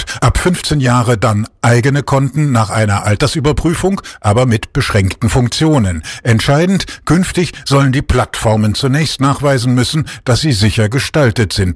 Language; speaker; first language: German; native; German